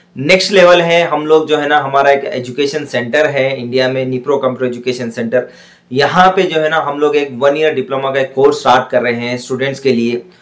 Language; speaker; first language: Hindi; non-native, local second language; Urdu